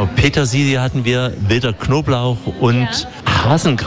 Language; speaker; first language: German; native; German